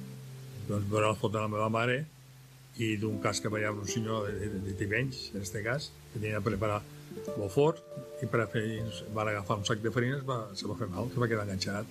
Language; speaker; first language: Catalan; native; Catalan